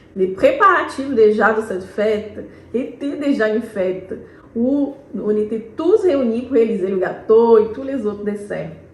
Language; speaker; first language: French; non-native, fluent; Portuguese